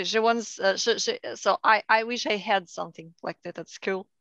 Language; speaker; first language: English; non-native, learner; Russian